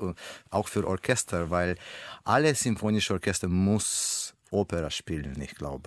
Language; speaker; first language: German; non-native, learner; Russian